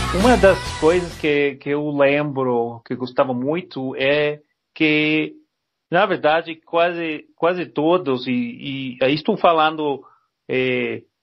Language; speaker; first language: Portuguese; non-native, learner; Spanish